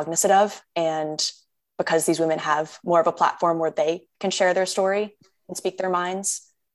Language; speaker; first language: English; native; English